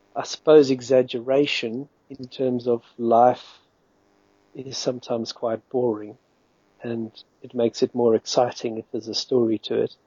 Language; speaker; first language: English; native; English